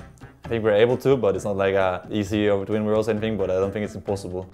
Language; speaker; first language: English; non-native, fluent; Danish